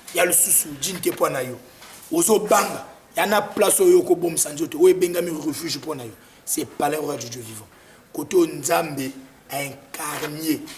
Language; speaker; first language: Lingala; native; Lingala